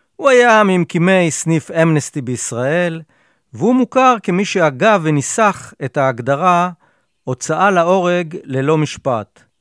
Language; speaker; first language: Hebrew; native; Hebrew